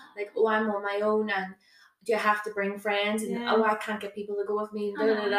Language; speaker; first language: English; native; English